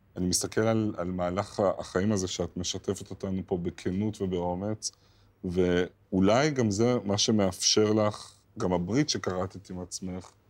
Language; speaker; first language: Hebrew; native; Hebrew